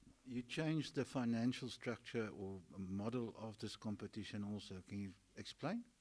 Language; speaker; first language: English; non-native, local second language; Afrikaans